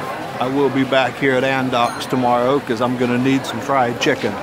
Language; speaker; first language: English; native; English